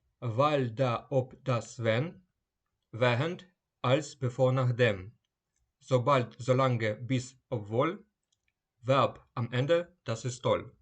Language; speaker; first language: German; non-native, fluent; Ukrainian